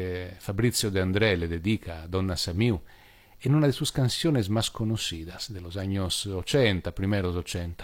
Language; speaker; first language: Spanish; non-native, fluent; Italian